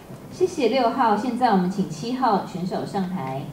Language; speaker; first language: Chinese; native; Chinese